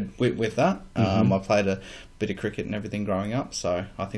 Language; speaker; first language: English; native; English